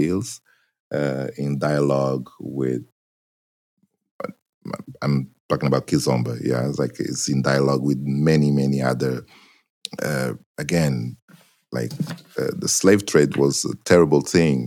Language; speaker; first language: English; non-native, fluent; Portuguese